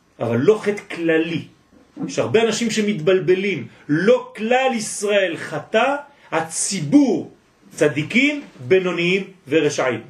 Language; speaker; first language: Hebrew; non-native, fluent; French